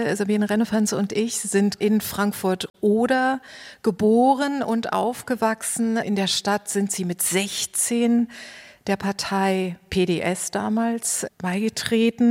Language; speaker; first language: German; native; German